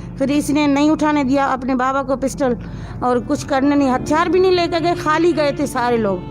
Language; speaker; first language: Urdu; non-native, local second language; Sindhi